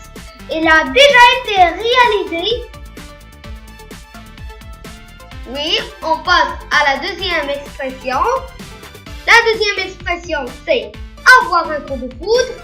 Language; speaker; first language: French; non-native, local second language; Arabic